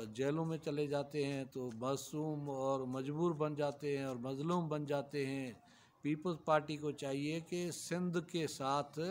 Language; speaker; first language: Urdu; native; Urdu